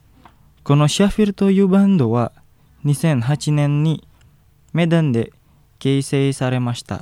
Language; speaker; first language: Japanese; non-native, fluent; Indonesian